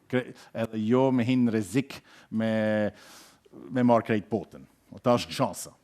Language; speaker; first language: Albanian; non-native, learner; German